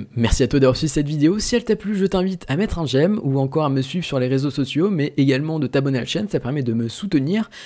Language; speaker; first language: French; native; French